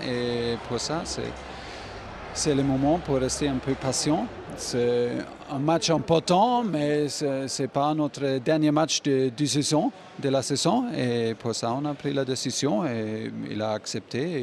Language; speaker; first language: French; non-native, fluent; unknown